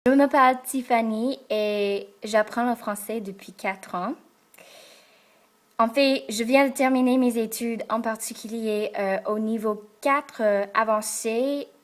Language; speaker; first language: French; non-native, fluent; English